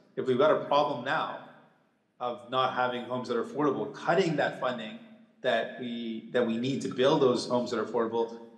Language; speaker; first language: English; native; English